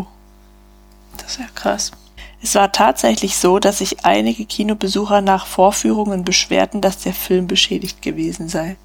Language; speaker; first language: German; native; German